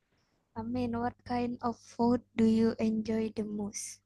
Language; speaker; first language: English; non-native, learner; Indonesian